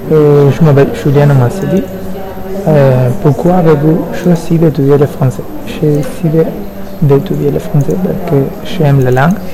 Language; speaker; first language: French; non-native, learner; Spanish